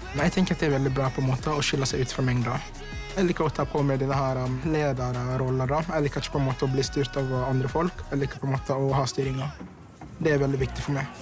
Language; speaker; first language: Norwegian; non-native, fluent; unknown